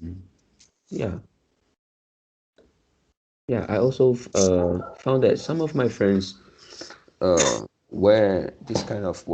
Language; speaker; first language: English; non-native, learner; Chinese